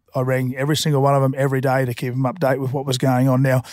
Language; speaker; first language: English; native; English